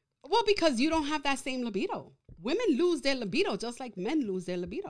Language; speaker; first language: English; early bilingual, other home language; Spanish